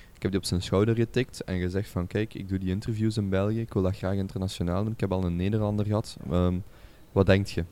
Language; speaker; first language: Dutch; native; Dutch